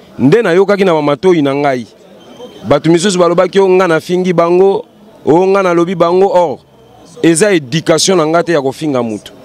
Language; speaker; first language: Lingala; native; Lingala